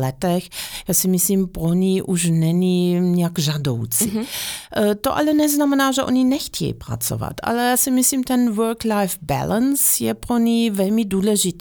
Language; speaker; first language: Czech; non-native, fluent; German